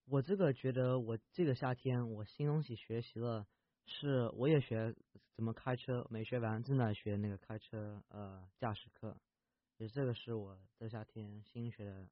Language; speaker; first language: Chinese; early bilingual, heritage; Chinese